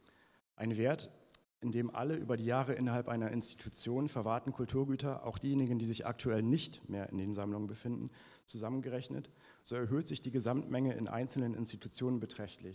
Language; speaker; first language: German; native; German